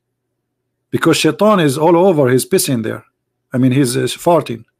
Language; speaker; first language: English; non-native, fluent; Arabic